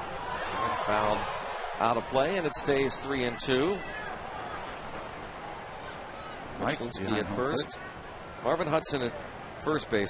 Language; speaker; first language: English; native; English